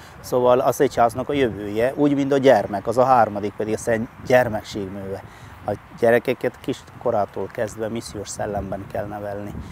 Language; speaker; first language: Hungarian; non-native, fluent; Malayalam